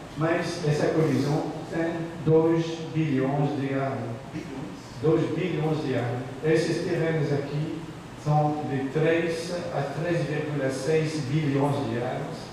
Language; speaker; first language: Portuguese; non-native, fluent; French